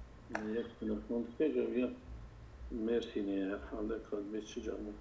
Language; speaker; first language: Persian; non-native, learner; Kurdish